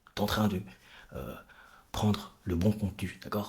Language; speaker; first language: French; native; French